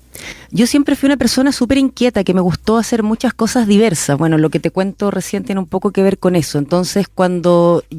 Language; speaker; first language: Spanish; native; Spanish